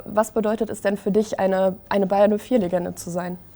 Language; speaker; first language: German; native; German